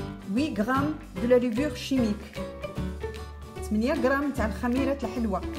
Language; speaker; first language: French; non-native, local second language; Arabic